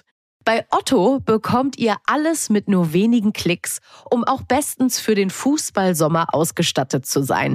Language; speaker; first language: German; native; German